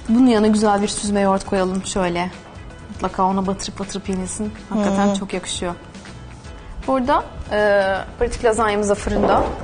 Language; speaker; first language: Turkish; native; Turkish